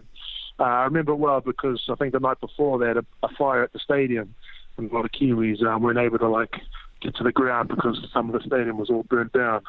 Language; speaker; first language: English; native; English